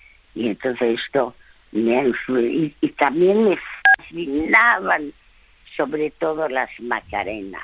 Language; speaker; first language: Spanish; early bilingual, other home language; French